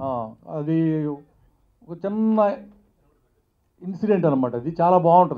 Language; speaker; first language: Telugu; native; Telugu